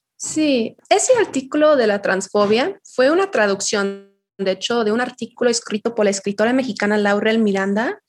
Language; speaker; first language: Spanish; non-native, fluent; English